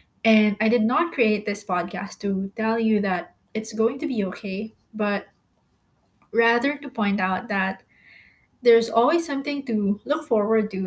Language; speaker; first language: English; non-native, local second language; Filipino